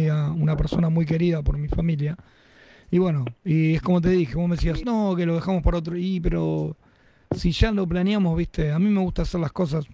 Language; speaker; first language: Spanish; native; Spanish